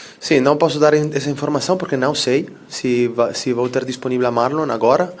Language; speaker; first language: Portuguese; non-native, fluent; Italian